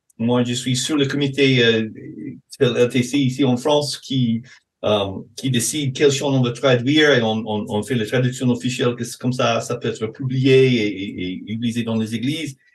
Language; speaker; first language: French; non-native, fluent; English